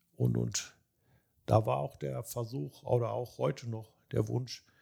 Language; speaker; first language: German; early bilingual, other home language; Turkish